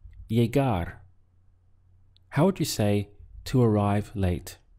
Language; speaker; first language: English; native; English